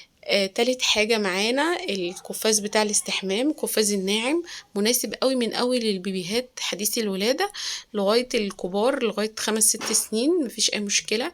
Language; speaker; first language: Arabic; native; Arabic